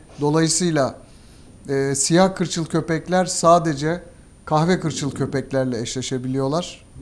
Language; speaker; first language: Turkish; native; Turkish